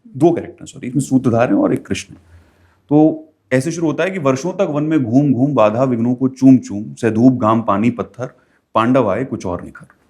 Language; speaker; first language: Hindi; native; Hindi